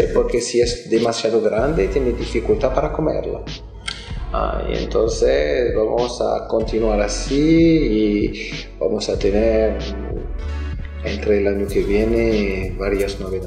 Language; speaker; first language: Spanish; non-native, fluent; French